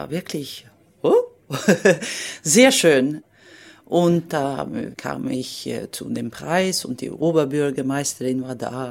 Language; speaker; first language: German; non-native, fluent; Swedish